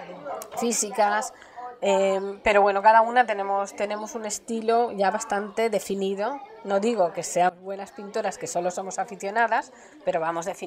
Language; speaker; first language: Spanish; native; Spanish